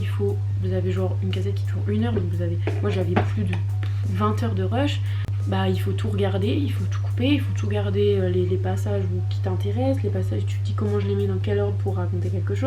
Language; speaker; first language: French; native; French